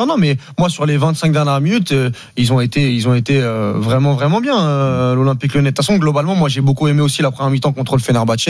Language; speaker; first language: French; native; French